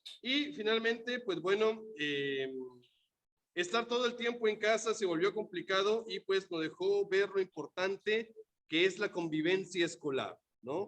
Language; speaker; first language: Spanish; native; Spanish